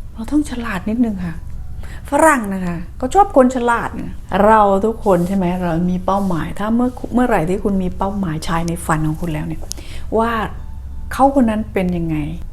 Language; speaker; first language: Thai; native; Thai